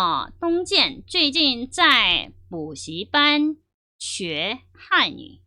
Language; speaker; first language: Chinese; non-native, fluent; Korean